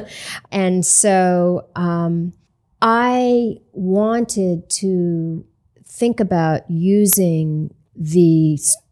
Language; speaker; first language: English; native; English